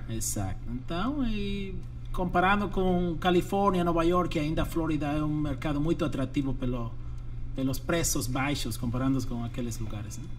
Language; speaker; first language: Portuguese; non-native, fluent; Spanish